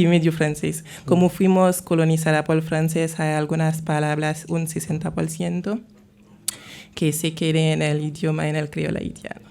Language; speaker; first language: Spanish; non-native, fluent; Haitian Creole